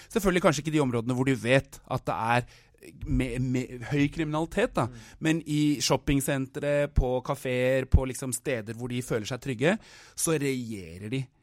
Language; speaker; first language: Norwegian; native; Norwegian